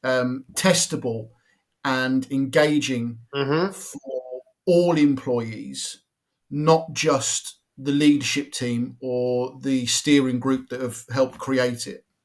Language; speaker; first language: English; native; English